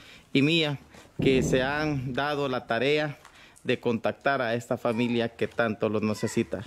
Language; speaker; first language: Spanish; native; Spanish